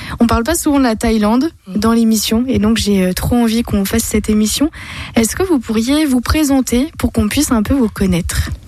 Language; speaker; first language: French; native; French